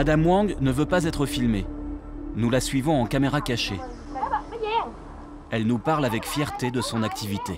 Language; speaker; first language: French; native; French